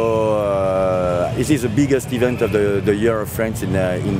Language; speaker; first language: English; non-native, fluent; French